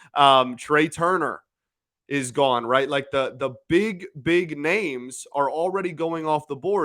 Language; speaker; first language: English; native; English